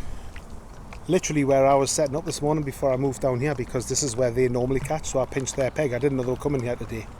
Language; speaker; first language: English; native; English